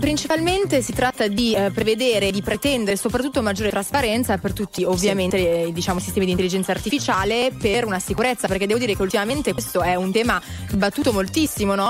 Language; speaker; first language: Italian; native; Italian